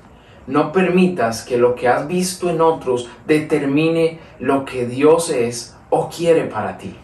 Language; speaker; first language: Spanish; native; Spanish